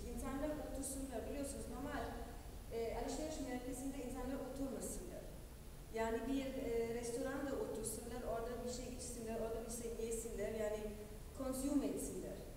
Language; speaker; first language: Turkish; non-native, fluent; German